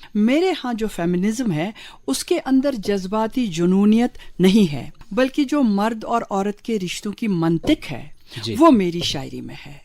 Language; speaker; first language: Urdu; non-native, local second language; Kashmiri